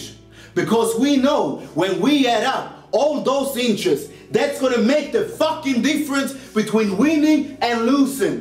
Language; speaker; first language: English; non-native, fluent; Swedish